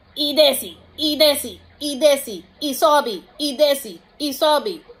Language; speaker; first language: Portuguese; non-native, fluent; English